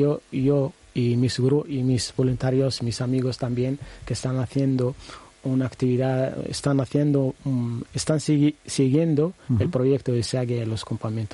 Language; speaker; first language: Spanish; non-native, learner; Arabic